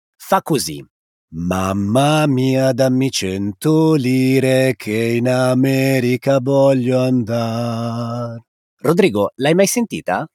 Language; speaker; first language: Italian; native; Italian